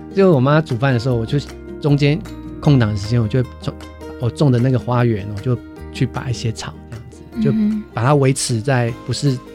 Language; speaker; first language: Chinese; native; Chinese